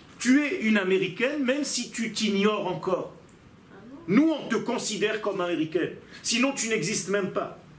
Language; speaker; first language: French; non-native, fluent; Hebrew